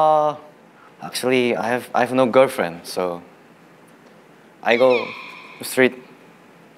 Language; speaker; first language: English; non-native, learner; Korean